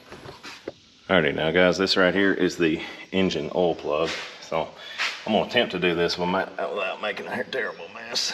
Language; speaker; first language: English; native; English